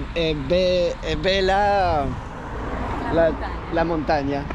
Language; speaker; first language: Italian; non-native, learner; French